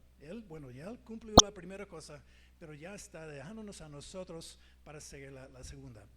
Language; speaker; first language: Spanish; non-native, fluent; English